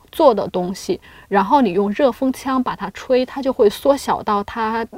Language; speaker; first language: Chinese; native; Chinese